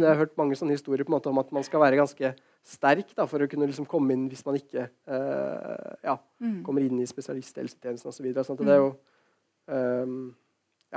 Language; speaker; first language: Norwegian; native; Norwegian